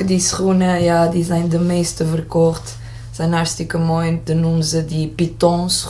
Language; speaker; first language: Dutch; non-native, learner; Portuguese